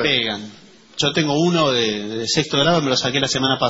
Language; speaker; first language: Spanish; native; Spanish